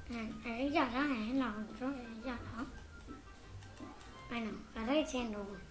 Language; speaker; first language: Basque; non-native, local second language; Spanish